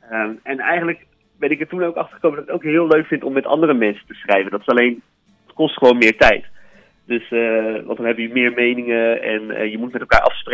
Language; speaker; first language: Dutch; native; Dutch